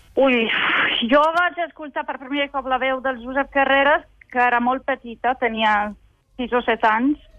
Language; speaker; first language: Catalan; non-native, fluent; Italian